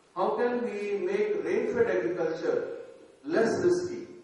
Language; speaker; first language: English; non-native, local second language; Telugu